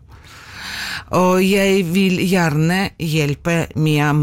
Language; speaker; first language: Norwegian; non-native, learner; Ukrainian